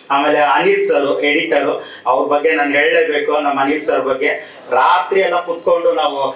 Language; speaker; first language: Kannada; native; Kannada